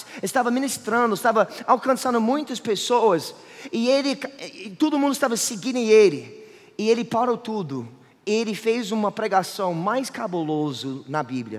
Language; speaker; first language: Portuguese; non-native, fluent; English